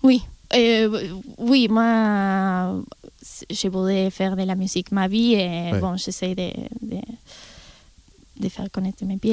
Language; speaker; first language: French; non-native, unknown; Spanish